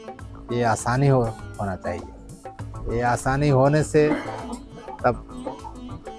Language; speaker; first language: Hindi; early bilingual, heritage; Hindi